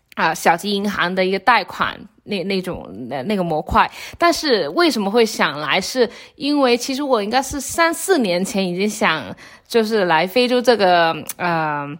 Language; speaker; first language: Chinese; non-native, local second language; Cantonese